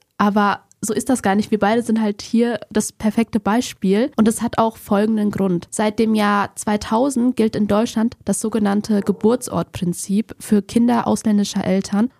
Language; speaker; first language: German; early bilingual, other home language; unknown